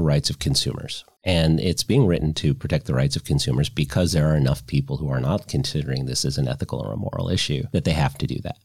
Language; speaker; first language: English; native; English